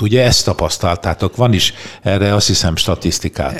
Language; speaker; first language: Hungarian; native; Hungarian